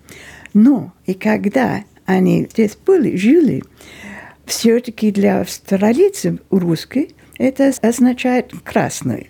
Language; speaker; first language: Russian; non-native, fluent; English